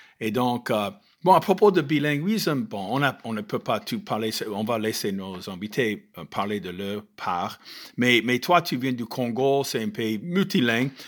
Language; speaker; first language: French; non-native, fluent; English